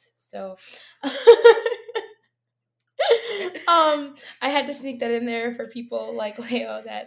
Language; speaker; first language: English; native; English